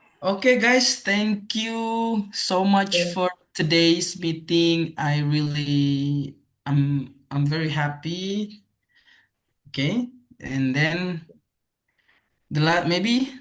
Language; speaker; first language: English; non-native, fluent; Indonesian